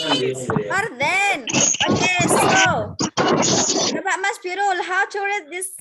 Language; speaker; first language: English; non-native, local second language; Indonesian